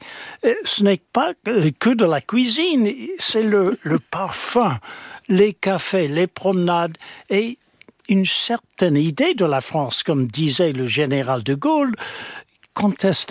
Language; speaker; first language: French; non-native, fluent; English